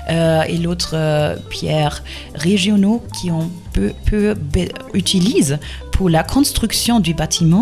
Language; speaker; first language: French; non-native, fluent; German